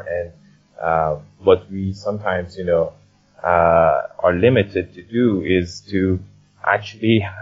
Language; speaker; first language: English; non-native, fluent; Persian